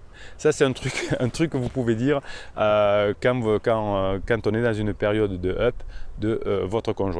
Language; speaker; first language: French; native; French